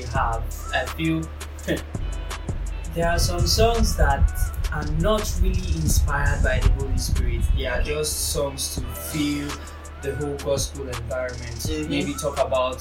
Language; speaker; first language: English; non-native, local second language; Yoruba